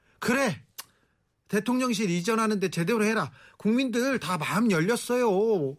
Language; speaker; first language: Korean; native; Korean